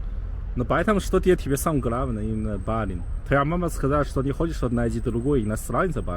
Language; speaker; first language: Russian; non-native, learner; Chinese